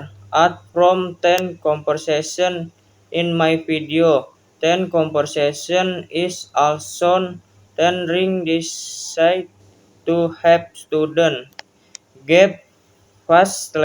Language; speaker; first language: English; non-native, learner; Indonesian